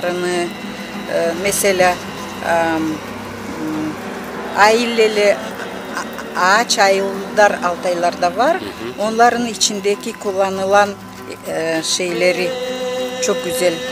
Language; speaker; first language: Turkish; non-native, learner; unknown